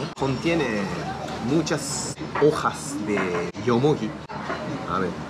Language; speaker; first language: Spanish; non-native, fluent; Japanese